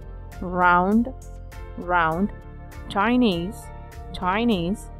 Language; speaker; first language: English; non-native, fluent; Spanish